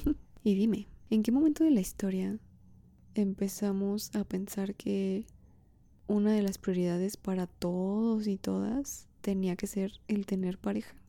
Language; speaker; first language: Spanish; native; Spanish